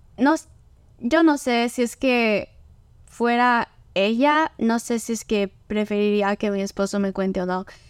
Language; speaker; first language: Spanish; native; Spanish